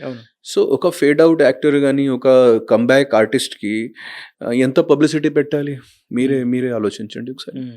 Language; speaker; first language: Telugu; non-native, fluent; Hindi